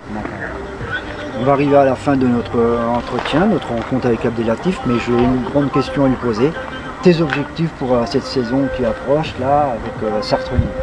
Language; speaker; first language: French; native; French